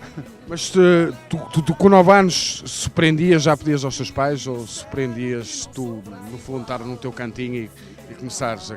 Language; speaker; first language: Portuguese; native; Portuguese